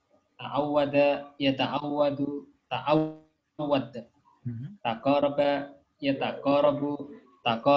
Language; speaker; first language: Arabic; non-native, learner; Indonesian